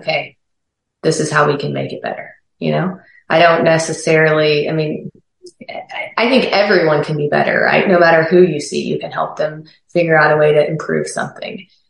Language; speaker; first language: English; native; English